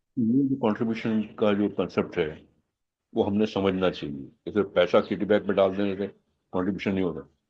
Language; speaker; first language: Hindi; non-native, local second language; Gujarati